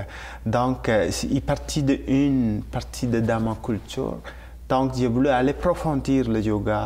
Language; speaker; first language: French; non-native, learner; Tamil